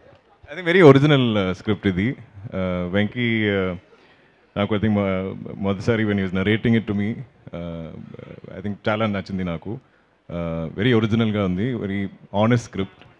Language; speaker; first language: Telugu; non-native, learner; Malayalam